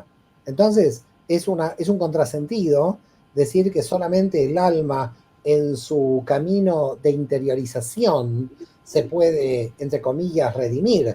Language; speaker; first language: Spanish; native; Spanish